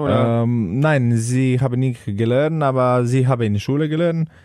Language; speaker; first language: German; non-native, fluent; Slovenian